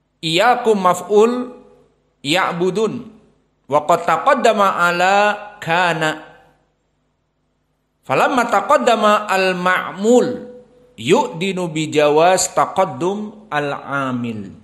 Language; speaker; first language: Arabic; non-native, fluent; Indonesian